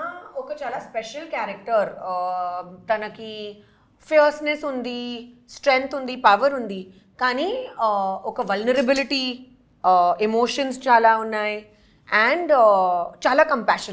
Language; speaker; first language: Telugu; non-native, learner; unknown